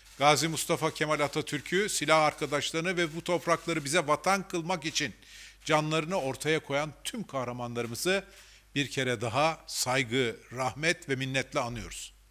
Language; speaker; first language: Turkish; native; Turkish